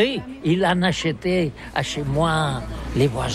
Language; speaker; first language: French; non-native, learner; Catalan